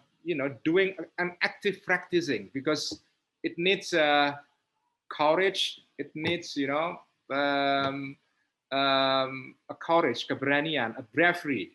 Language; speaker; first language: English; non-native, fluent; Indonesian